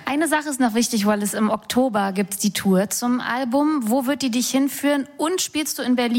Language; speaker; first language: German; native; German